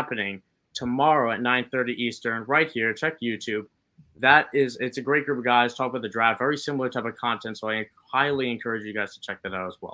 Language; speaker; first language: English; native; English